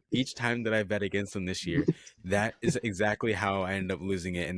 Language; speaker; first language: English; native; English